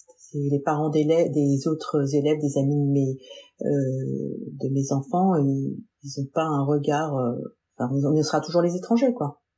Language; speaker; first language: French; native; French